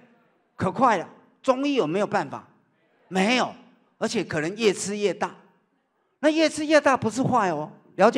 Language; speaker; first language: Chinese; native; Chinese